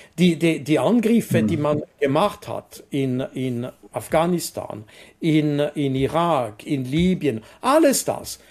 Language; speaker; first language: German; non-native, local second language; French